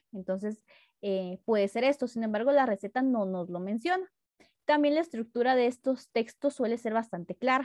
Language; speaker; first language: Spanish; native; Spanish